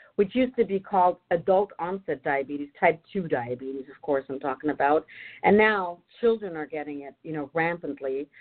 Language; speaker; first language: English; non-native, fluent; German